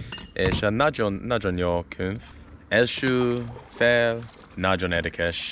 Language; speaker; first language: Hungarian; non-native, learner; English